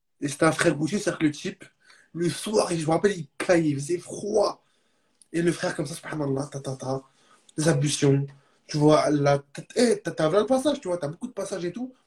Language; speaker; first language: French; early bilingual, other home language; Arabic